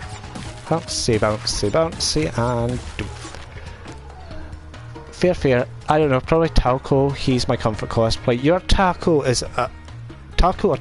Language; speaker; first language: English; native; English